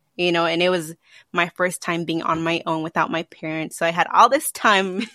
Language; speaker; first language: English; early bilingual, other home language; Spanish